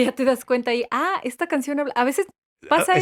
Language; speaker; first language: Spanish; native; Spanish